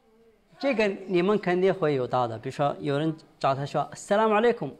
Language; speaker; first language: Chinese; non-native, fluent; Arabic